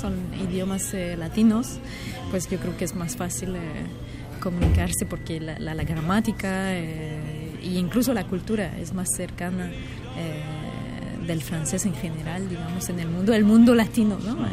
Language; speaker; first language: Spanish; non-native, fluent; French